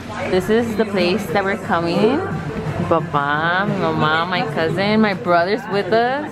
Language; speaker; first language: English; early bilingual, other home language; Spanish